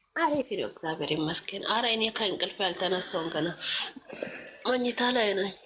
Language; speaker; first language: Amharic; native; Amharic